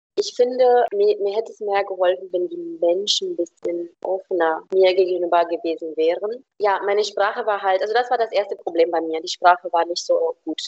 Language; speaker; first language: German; non-native, fluent; Romanian